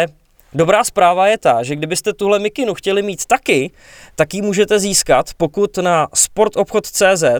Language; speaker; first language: Czech; native; Czech